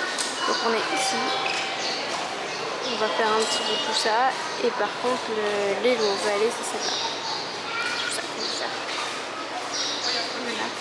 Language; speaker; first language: French; native; French